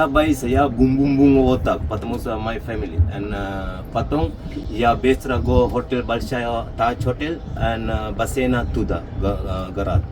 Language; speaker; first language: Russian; non-native, learner; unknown